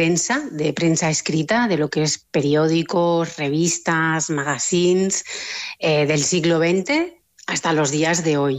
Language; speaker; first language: Spanish; native; Spanish